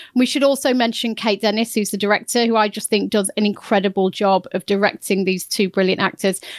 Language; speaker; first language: English; native; English